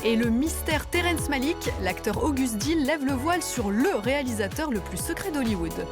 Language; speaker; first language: French; native; French